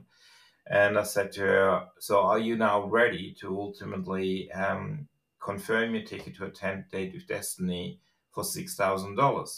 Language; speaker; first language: English; non-native, fluent; Swiss German